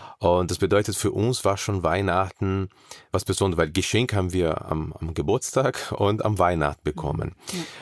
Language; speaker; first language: German; non-native, fluent; Portuguese